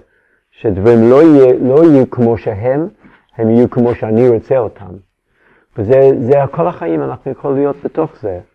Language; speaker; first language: Hebrew; non-native, fluent; English